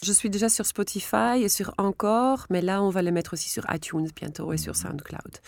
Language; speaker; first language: French; non-native, local second language; Dutch